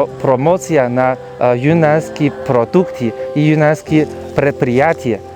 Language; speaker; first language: Bulgarian; non-native, fluent; Chinese